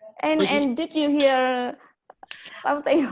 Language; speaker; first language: English; non-native, learner; Vietnamese